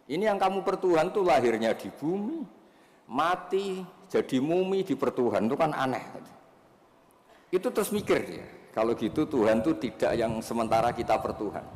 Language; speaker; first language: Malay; non-native, local second language; Javanese